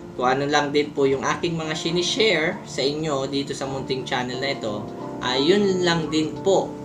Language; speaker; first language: Filipino; non-native, local second language; Bikol